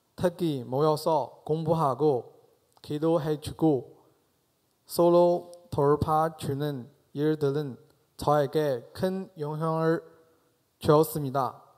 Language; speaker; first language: Korean; non-native, fluent; Chinese